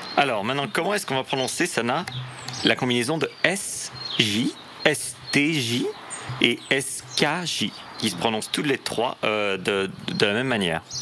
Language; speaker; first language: French; native; French